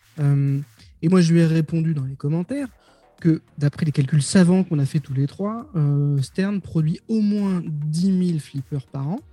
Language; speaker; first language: French; native; French